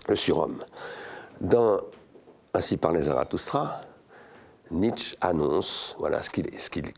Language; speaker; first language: French; native; French